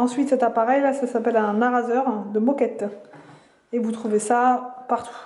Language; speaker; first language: French; native; French